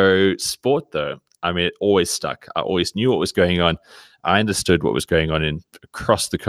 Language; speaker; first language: English; native; English